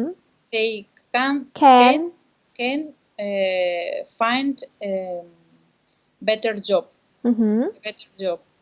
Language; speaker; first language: English; non-native, learner; Spanish